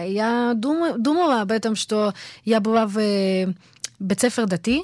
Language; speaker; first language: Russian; early bilingual, heritage; Hebrew